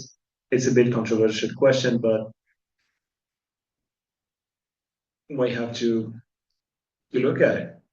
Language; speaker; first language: English; non-native, fluent; French